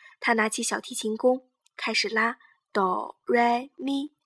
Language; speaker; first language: Chinese; native; Chinese